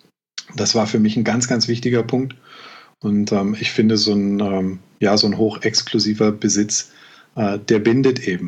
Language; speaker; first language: German; native; German